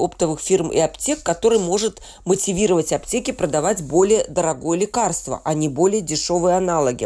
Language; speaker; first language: Russian; native; Russian